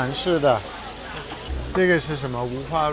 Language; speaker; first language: Chinese; non-native, fluent; English